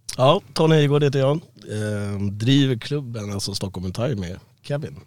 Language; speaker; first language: Swedish; native; Swedish